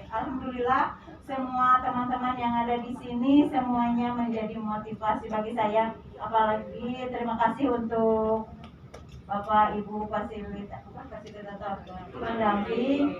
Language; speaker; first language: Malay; non-native, local second language; Sundanese